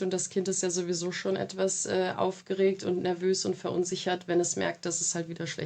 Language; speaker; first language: German; native; German